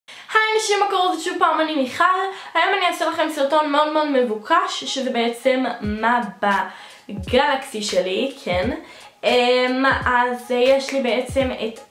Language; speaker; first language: Hebrew; native; Hebrew